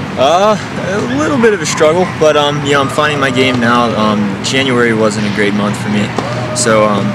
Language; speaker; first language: English; native; English